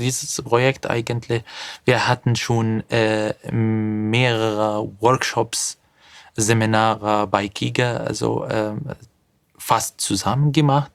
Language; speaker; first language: German; non-native, fluent; Arabic